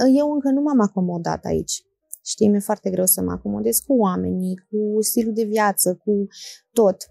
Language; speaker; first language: Romanian; early bilingual, heritage; Romanian